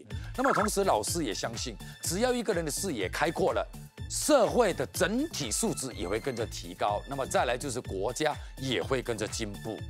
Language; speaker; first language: Chinese; native; Chinese